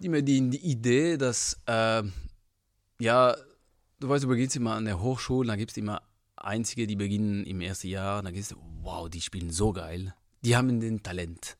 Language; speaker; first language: German; non-native, fluent; French